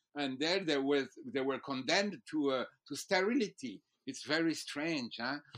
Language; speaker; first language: English; non-native, fluent; French